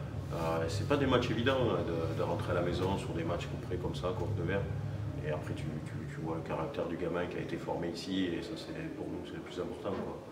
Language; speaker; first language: French; native; French